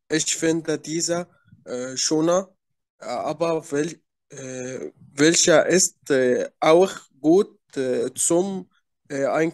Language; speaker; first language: German; non-native, learner; Arabic